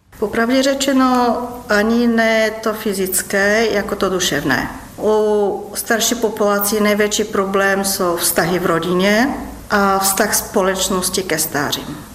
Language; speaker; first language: Czech; non-native, fluent; Bulgarian